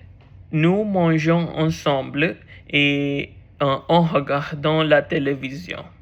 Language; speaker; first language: French; non-native, learner; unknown